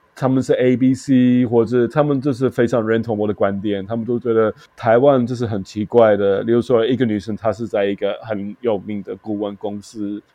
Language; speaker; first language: Chinese; non-native, fluent; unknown